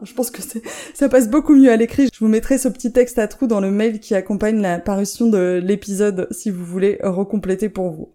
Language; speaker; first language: French; native; French